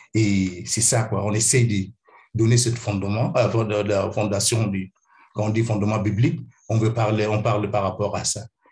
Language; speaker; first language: French; non-native, fluent; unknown